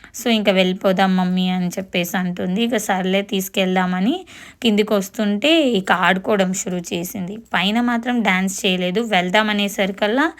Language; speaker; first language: Telugu; non-native, local second language; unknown